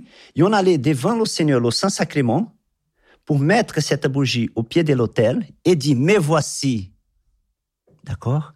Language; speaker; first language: French; non-native, fluent; Portuguese